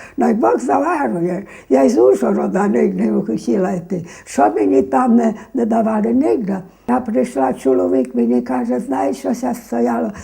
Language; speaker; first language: Ukrainian; native; Ukrainian